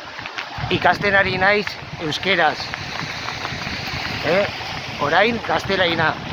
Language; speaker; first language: Basque; non-native, learner; Spanish